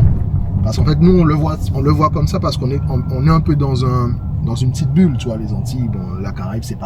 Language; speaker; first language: French; native; French